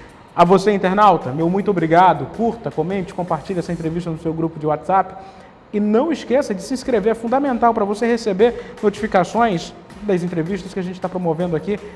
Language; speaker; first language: Portuguese; native; Portuguese